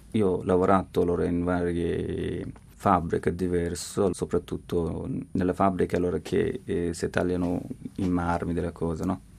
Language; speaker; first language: Italian; non-native, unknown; Persian